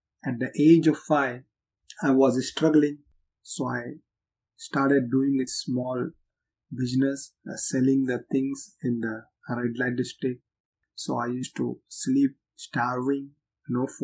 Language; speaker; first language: English; non-native, local second language; Hindi